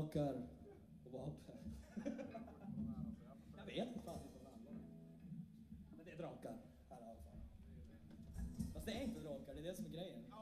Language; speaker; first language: Swedish; native; Swedish